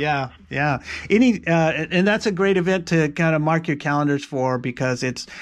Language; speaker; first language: English; native; English